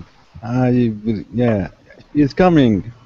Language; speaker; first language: English; non-native, learner; Arabic